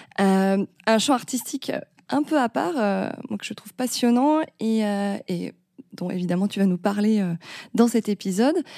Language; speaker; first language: French; native; French